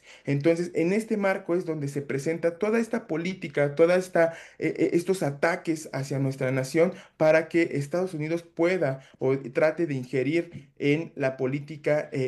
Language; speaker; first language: Spanish; native; Spanish